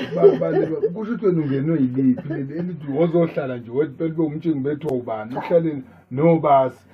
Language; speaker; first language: Zulu; native; Zulu